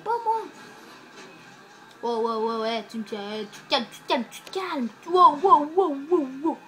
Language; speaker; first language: French; native; French